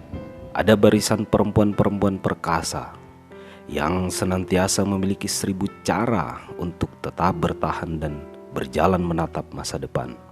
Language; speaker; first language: Indonesian; native; Indonesian